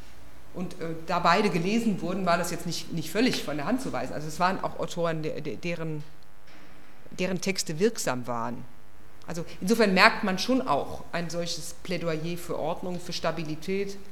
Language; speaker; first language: German; native; German